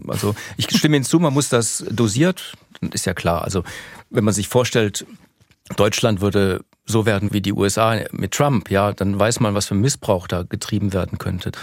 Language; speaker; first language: German; native; German